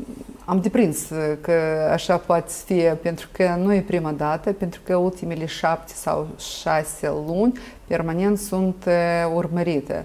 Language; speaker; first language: Romanian; non-native, local second language; Russian